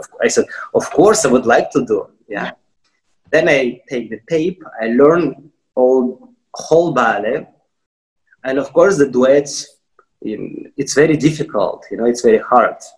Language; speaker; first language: English; non-native, fluent; Russian